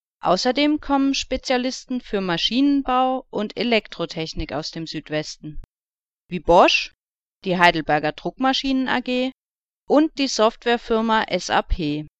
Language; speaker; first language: German; native; German